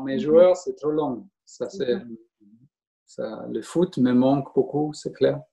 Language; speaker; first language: French; non-native, learner; German